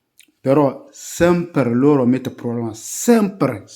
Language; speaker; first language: Italian; non-native, learner; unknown